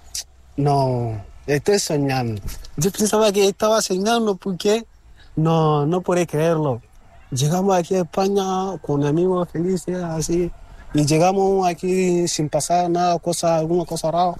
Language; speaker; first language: Spanish; non-native, learner; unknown